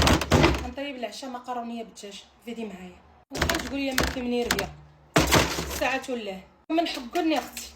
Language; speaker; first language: Arabic; native; Arabic